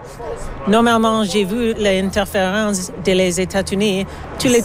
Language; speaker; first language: French; non-native, local second language; English